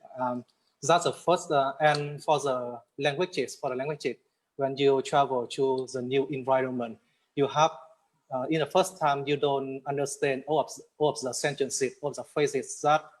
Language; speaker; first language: English; non-native, learner; Vietnamese